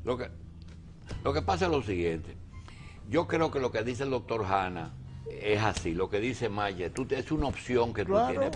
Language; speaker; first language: Spanish; native; Spanish